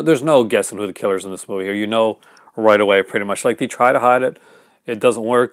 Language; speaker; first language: English; native; English